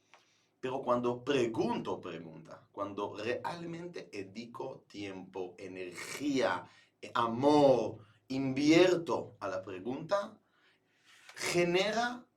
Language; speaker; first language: Spanish; non-native, fluent; Hebrew